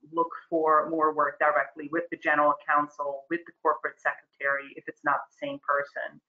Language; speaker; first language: English; non-native, fluent; Croatian